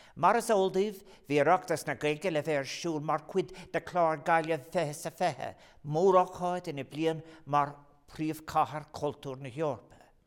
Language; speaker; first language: Irish; non-native, local second language; English